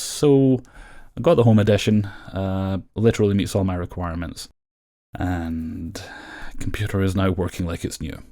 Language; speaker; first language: English; native; English